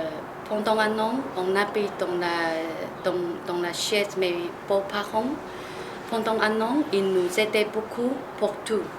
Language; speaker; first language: French; non-native, learner; Chinese